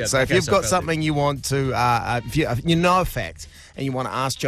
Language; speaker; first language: English; native; English